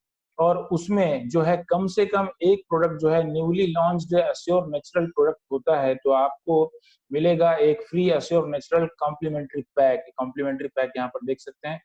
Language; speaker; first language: Hindi; native; Hindi